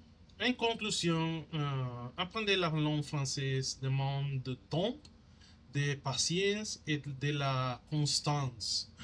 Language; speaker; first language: French; non-native, learner; Spanish